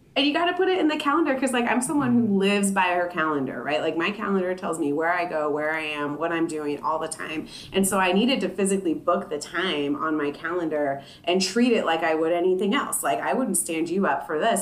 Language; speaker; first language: English; native; English